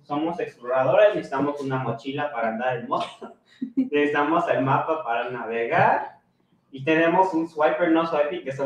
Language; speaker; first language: Spanish; native; Spanish